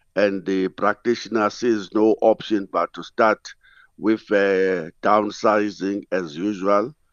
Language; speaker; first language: English; non-native, local second language; Xhosa